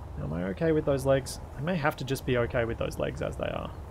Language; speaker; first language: English; native; English